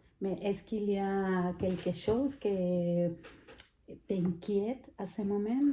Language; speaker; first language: French; non-native, fluent; Spanish